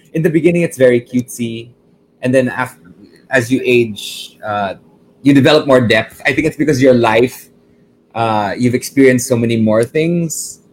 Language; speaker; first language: English; early bilingual, other home language; Filipino